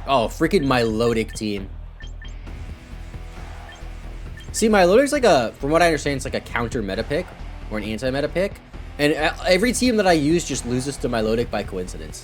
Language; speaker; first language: English; native; English